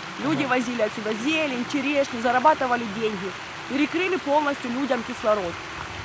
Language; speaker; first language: Russian; native; Russian